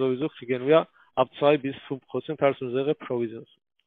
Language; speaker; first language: German; non-native, fluent; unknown